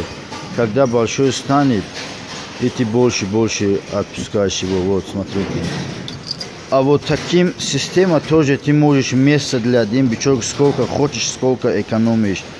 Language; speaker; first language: Russian; non-native, fluent; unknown